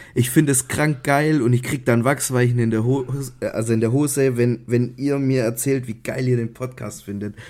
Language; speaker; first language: German; native; German